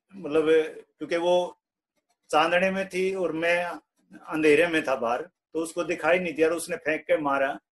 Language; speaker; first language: Hindi; native; Hindi